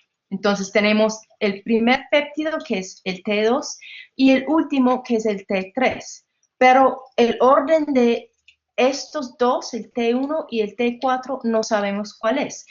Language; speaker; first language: Spanish; non-native, fluent; English